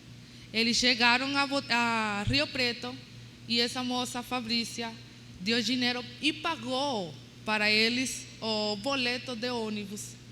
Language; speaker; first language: Portuguese; non-native, learner; Spanish